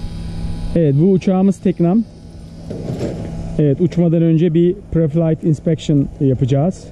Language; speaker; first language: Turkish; native; Turkish